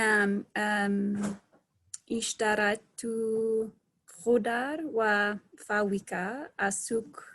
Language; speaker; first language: Arabic; non-native, learner; English